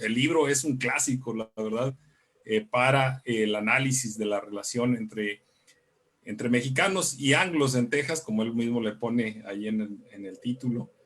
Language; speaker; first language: Spanish; native; Spanish